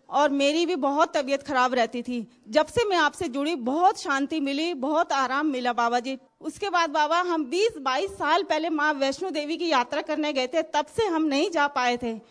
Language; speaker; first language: Hindi; native; Hindi